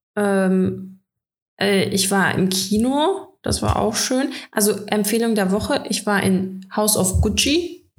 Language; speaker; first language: German; early bilingual, other home language; Russian